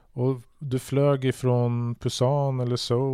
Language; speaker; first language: Swedish; native; Swedish